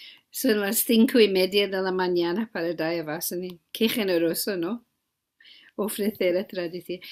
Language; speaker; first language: Spanish; non-native, fluent; English